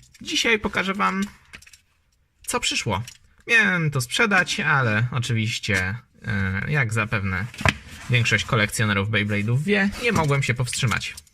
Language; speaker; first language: Polish; native; Polish